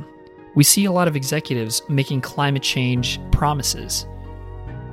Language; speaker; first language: English; non-native, local second language; Filipino